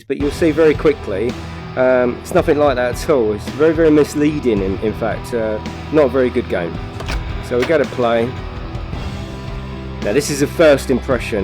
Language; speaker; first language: English; native; English